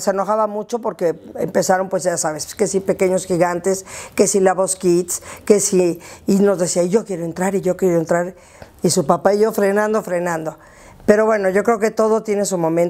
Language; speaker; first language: Spanish; native; Spanish